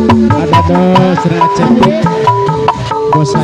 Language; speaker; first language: Indonesian; non-native, local second language; Sundanese